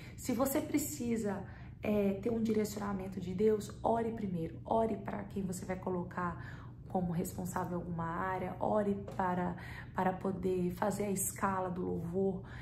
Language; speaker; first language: Portuguese; native; Portuguese